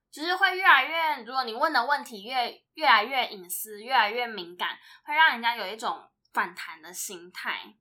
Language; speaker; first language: Chinese; native; Chinese